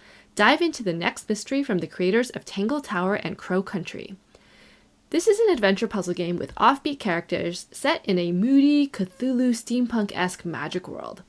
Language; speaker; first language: English; native; English